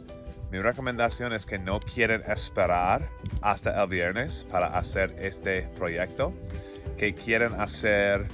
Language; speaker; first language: Spanish; non-native, fluent; English